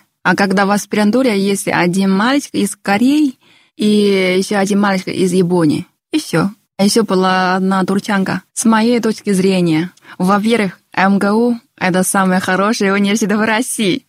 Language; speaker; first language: Russian; non-native, fluent; Chinese